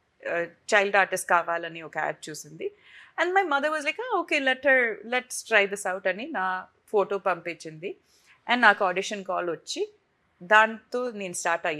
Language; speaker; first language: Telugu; non-native, fluent; Tamil